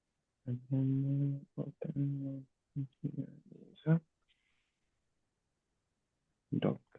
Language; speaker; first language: English; non-native, learner; Portuguese